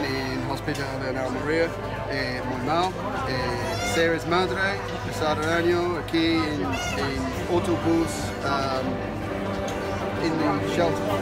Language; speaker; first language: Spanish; non-native, learner; English